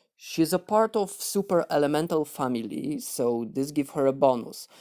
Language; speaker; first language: English; non-native, fluent; Polish